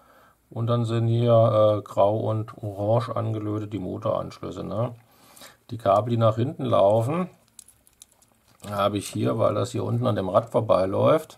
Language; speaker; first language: German; native; German